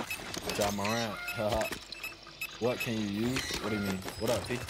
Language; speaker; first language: English; native; English